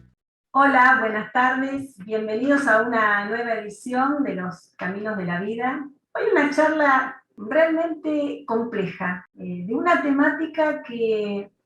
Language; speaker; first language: Spanish; native; Spanish